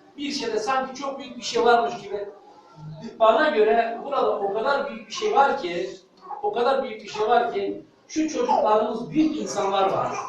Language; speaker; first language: Turkish; native; Turkish